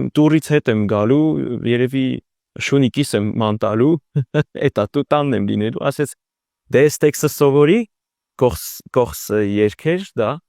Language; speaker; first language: Armenian; early bilingual, heritage; Armenian